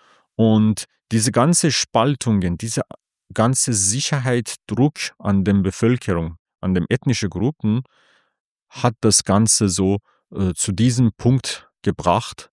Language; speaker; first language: German; non-native, fluent; Persian